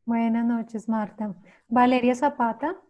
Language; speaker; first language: Spanish; native; Spanish